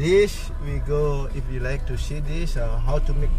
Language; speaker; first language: English; non-native, learner; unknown